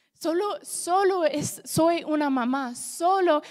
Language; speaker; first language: Spanish; non-native, fluent; English